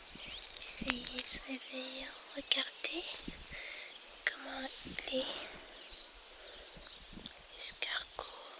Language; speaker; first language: French; non-native, local second language; Arabic